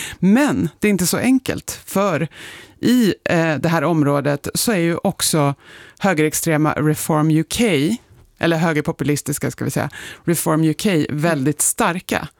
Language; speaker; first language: Swedish; native; Swedish